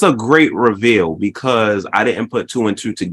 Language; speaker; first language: English; native; English